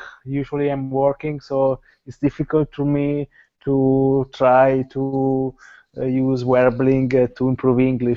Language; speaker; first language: English; non-native, learner; Italian